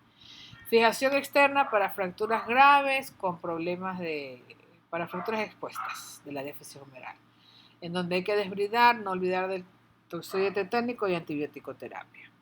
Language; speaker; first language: Spanish; native; Spanish